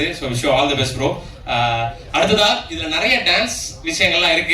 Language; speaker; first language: Tamil; native; Tamil